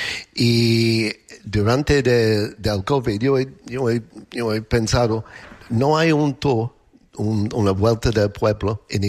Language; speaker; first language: Spanish; non-native, learner; English